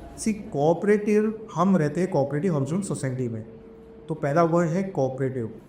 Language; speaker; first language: Hindi; non-native, local second language; Marathi